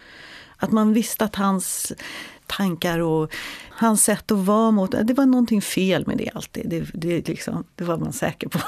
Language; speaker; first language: Swedish; native; Swedish